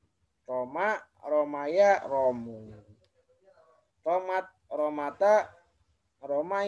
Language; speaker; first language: Arabic; non-native, fluent; Indonesian